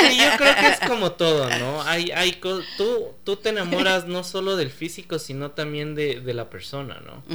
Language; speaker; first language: Spanish; native; Spanish